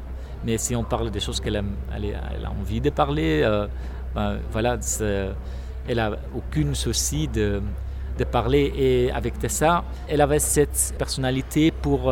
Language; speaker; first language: French; non-native, local second language; Dutch